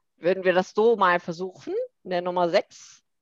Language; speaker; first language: German; early bilingual, other home language; Korean